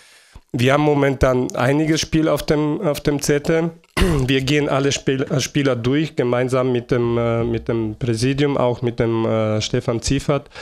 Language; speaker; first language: German; non-native, fluent; Bulgarian